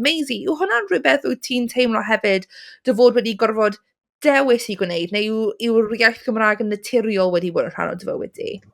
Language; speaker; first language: Welsh; non-native, local second language; English